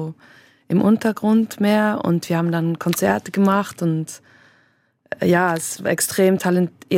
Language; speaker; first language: German; native; German